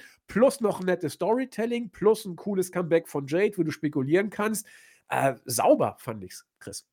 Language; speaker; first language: German; native; German